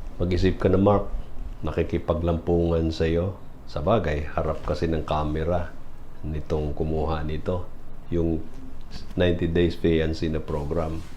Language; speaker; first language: Filipino; non-native, local second language; Cebuano